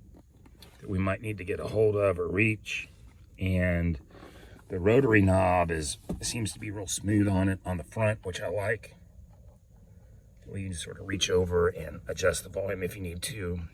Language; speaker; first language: English; native; English